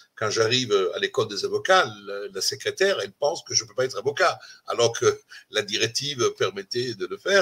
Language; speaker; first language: French; non-native, fluent; Italian